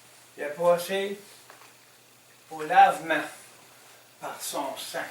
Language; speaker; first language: French; native; French